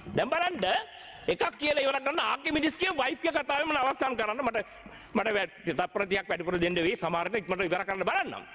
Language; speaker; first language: Sinhala; non-native, local second language; Tamil